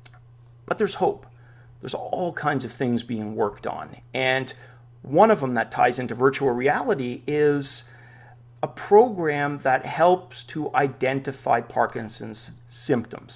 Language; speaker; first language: English; native; English